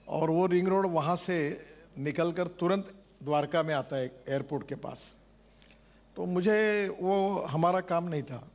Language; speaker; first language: Hindi; non-native, local second language; Marathi